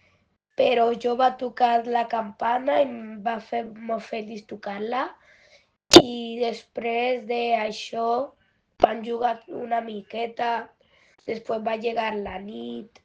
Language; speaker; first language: Catalan; non-native, local second language; Spanish